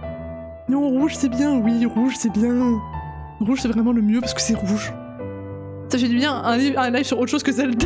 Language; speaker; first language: French; native; French